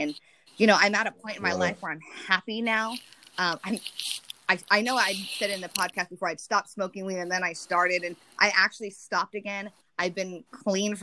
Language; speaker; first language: English; native; English